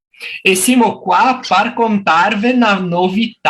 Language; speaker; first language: Italian; early bilingual, heritage; Portuguese